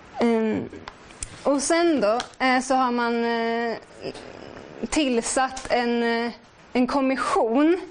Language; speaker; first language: Swedish; native; Swedish